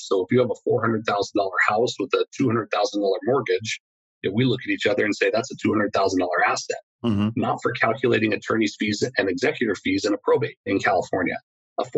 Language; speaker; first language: English; native; English